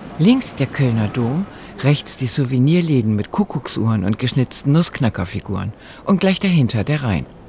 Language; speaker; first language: German; native; German